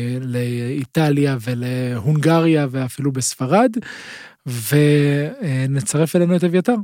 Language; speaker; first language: Hebrew; native; Hebrew